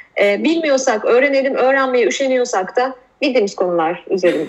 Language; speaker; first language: Turkish; native; Turkish